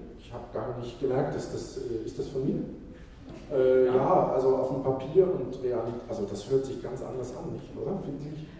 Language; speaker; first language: German; native; German